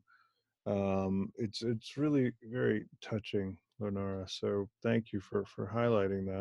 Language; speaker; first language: English; non-native, fluent; Hindi